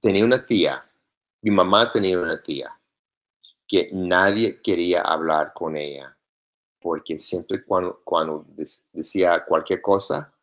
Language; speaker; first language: Spanish; non-native, learner; English